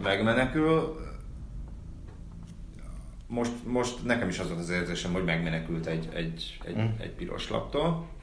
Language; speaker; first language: Hungarian; native; Hungarian